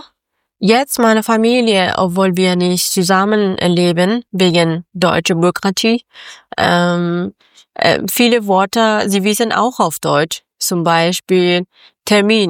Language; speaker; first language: German; non-native, learner; Persian